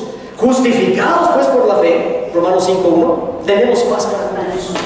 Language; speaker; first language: Spanish; native; Spanish